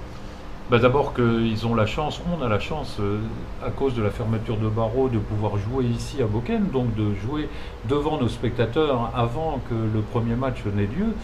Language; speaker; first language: French; native; French